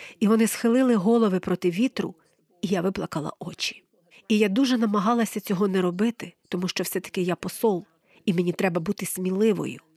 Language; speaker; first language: Ukrainian; non-native, fluent; English